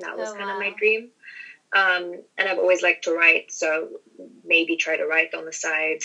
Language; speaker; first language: English; native; English